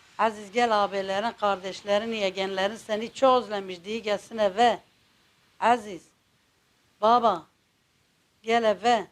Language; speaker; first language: Turkish; non-native, local second language; Kurdish